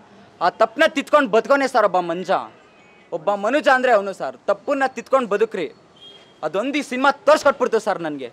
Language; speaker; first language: Kannada; native; Kannada